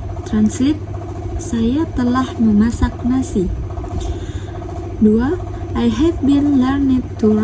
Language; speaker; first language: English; non-native, learner; Indonesian